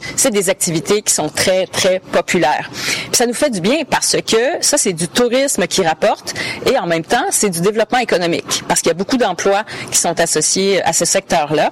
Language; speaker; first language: French; native; French